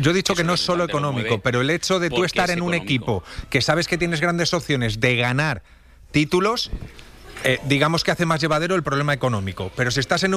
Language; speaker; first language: Spanish; native; Spanish